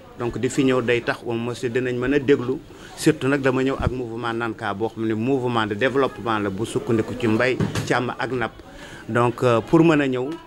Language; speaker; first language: Wolof; non-native, local second language; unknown